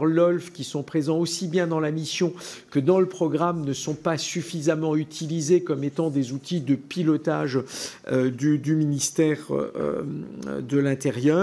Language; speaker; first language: French; native; French